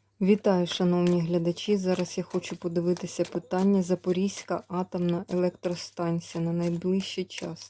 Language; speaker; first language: Ukrainian; native; Ukrainian